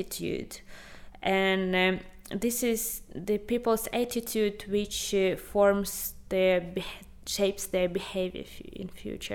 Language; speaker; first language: English; non-native, fluent; Ukrainian